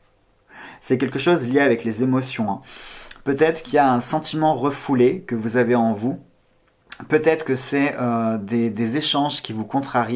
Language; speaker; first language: French; native; French